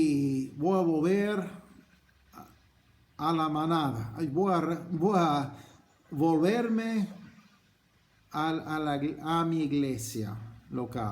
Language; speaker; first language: Spanish; non-native, fluent; English